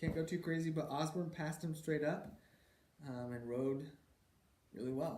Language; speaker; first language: English; native; English